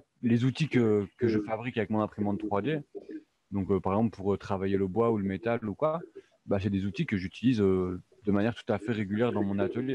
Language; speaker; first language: French; native; French